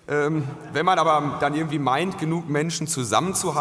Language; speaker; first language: German; native; German